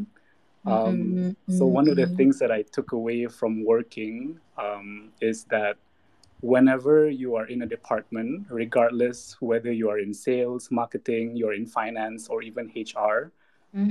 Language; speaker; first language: English; non-native, local second language; Malay